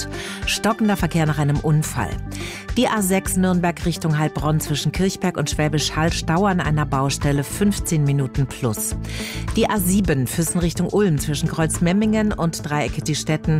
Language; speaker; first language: German; native; German